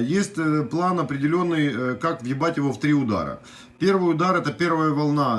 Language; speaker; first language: Russian; native; Russian